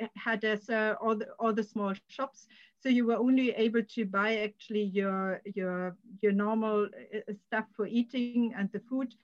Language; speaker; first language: English; non-native, fluent; German